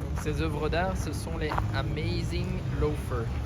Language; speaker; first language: French; native; French